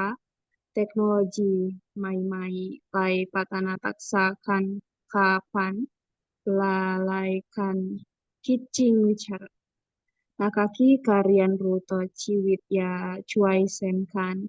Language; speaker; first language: Thai; non-native, learner; Indonesian